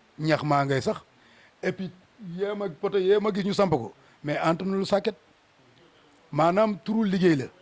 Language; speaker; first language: Wolof; native; Wolof